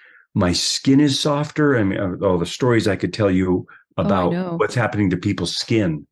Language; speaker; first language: English; native; English